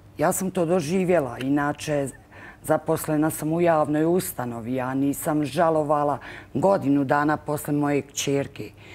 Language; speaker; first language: Bosnian; native; Bosnian